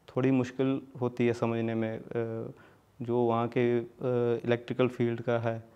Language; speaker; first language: Hindi; native; Hindi